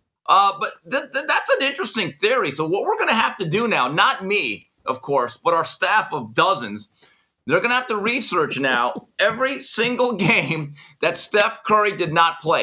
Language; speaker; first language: English; native; English